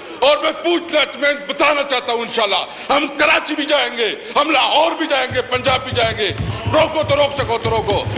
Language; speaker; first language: Urdu; non-native, local second language; Pashto